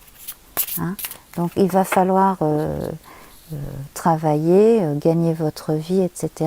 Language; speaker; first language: French; native; French